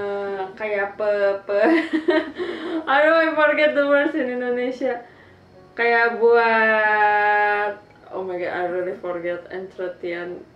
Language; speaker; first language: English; non-native, learner; Indonesian